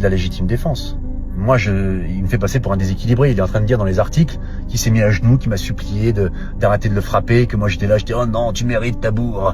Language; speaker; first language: French; native; French